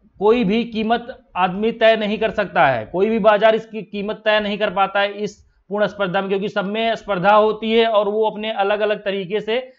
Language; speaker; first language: Hindi; native; Hindi